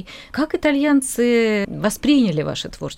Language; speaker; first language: Russian; native; Russian